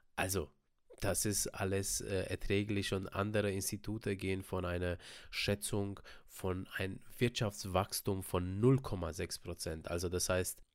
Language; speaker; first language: German; early bilingual, other home language; Romanian